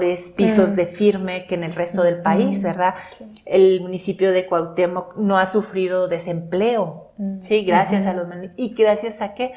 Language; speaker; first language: Spanish; non-native, local second language; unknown